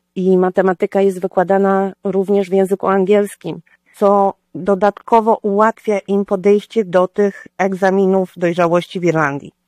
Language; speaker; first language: Polish; native; Polish